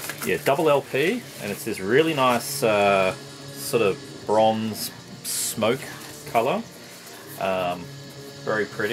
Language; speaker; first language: English; native; English